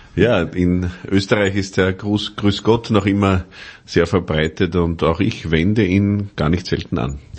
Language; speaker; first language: German; native; German